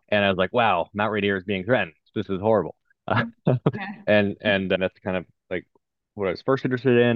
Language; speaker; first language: English; native; English